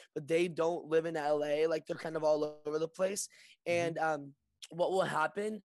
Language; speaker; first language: English; native; English